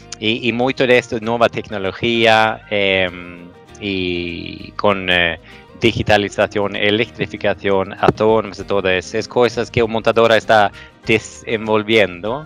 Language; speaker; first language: Portuguese; non-native, fluent; Swedish